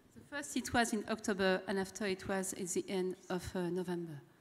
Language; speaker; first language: English; non-native, learner; French